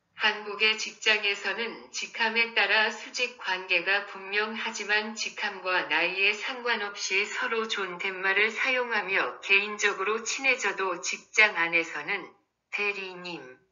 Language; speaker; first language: Korean; non-native, learner; Vietnamese